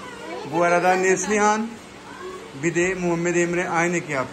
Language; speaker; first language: Turkish; non-native, learner; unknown